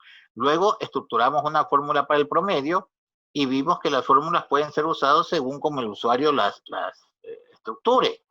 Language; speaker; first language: Spanish; native; Spanish